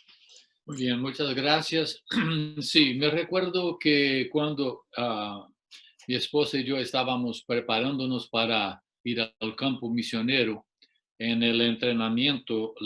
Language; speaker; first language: Spanish; non-native, fluent; English